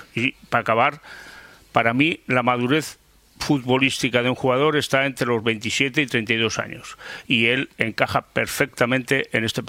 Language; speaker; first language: Spanish; native; Spanish